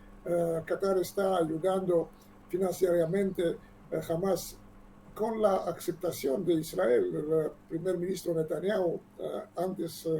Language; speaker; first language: Spanish; non-native, learner; Hebrew